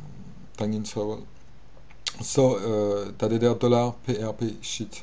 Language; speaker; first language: Danish; non-native, fluent; French